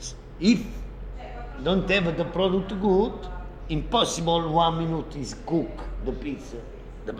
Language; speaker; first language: English; non-native, learner; Italian